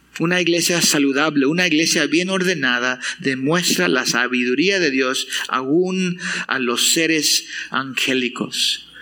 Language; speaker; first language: Spanish; non-native, fluent; English